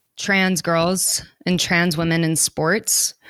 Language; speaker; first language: English; native; English